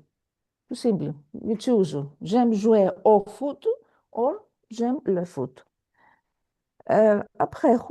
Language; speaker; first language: French; non-native, fluent; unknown